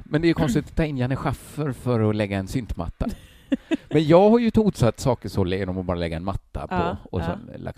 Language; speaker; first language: Swedish; native; Swedish